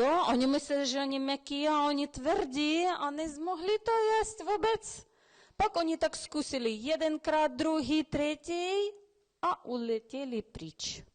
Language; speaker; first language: Czech; early bilingual, heritage; Ukrainian